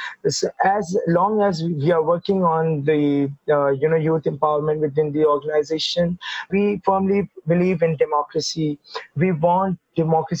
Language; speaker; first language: English; non-native, local second language; Urdu